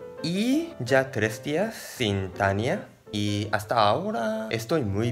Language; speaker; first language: Spanish; non-native, learner; Japanese